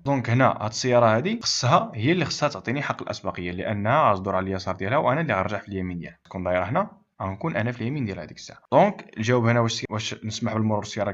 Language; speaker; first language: Arabic; native; Arabic